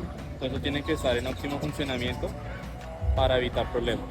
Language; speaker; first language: Spanish; native; Spanish